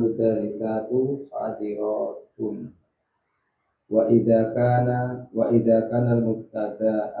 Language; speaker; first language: Arabic; non-native, learner; Indonesian